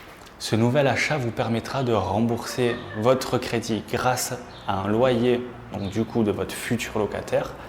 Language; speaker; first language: French; native; French